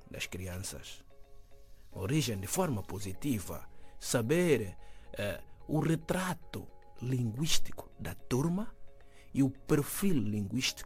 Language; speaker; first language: Portuguese; non-native, fluent; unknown